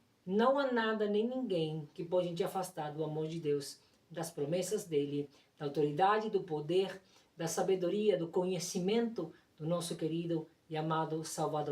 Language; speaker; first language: Portuguese; non-native, fluent; Spanish